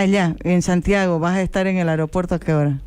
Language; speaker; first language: Spanish; native; Spanish